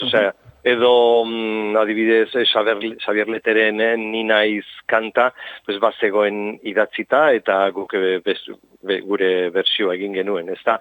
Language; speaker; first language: Basque; non-native, local second language; Spanish